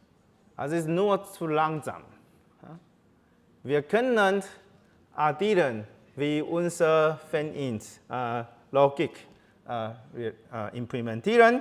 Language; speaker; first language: German; non-native, learner; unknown